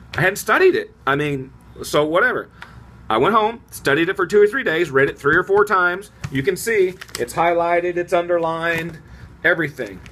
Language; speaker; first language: English; native; English